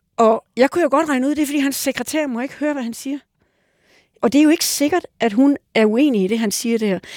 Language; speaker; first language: Danish; native; Danish